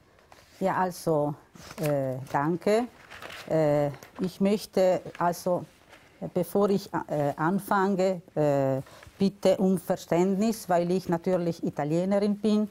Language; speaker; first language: German; non-native, local second language; Italian